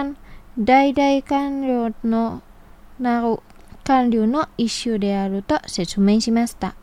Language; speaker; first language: Japanese; non-native, fluent; Indonesian